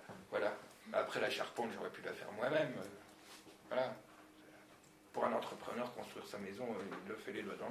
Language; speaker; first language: French; native; French